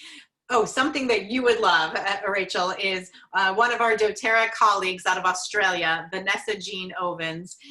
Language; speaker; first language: English; native; English